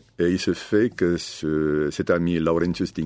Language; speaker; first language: French; non-native, fluent; Romanian